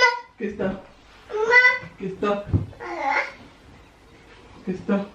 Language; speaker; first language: French; native; French